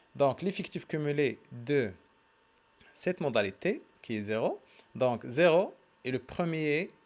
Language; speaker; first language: French; non-native, local second language; Arabic